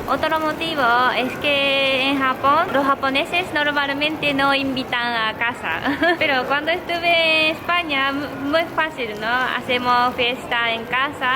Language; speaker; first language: Spanish; non-native, learner; Japanese